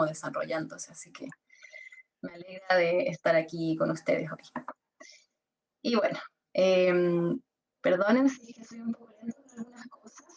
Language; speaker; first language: Spanish; native; Spanish